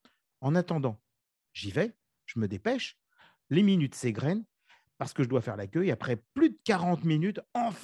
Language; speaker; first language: French; native; French